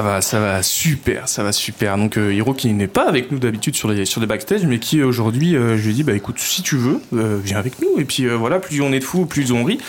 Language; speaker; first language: French; native; French